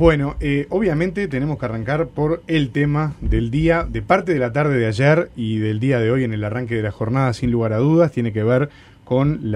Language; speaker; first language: Spanish; native; Spanish